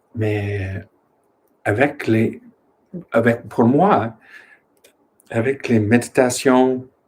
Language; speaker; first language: French; non-native, learner; English